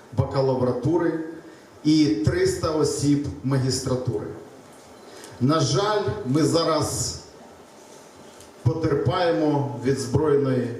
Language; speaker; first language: Ukrainian; native; Ukrainian